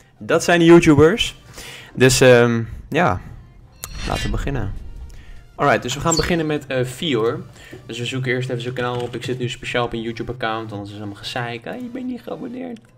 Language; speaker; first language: Dutch; native; Dutch